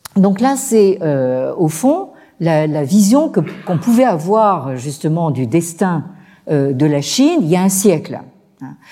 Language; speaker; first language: French; native; French